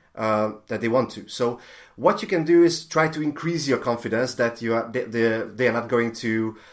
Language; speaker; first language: English; non-native, fluent; Hungarian